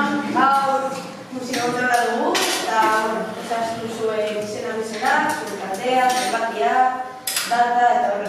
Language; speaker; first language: Basque; non-native, local second language; Spanish